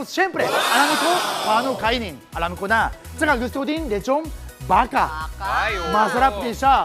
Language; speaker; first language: Filipino; non-native, learner; Japanese